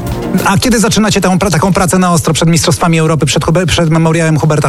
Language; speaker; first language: Polish; native; Polish